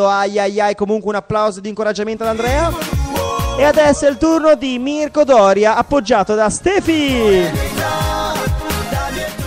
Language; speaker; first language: Italian; native; Italian